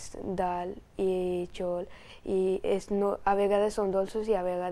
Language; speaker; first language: Catalan; early bilingual, other home language; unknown